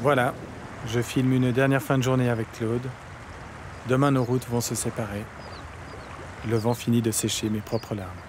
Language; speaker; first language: French; native; French